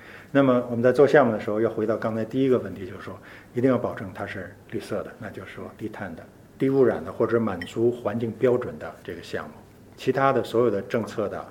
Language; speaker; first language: Chinese; native; Chinese